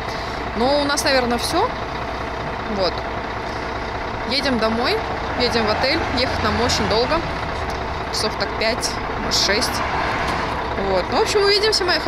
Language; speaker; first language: Russian; native; Russian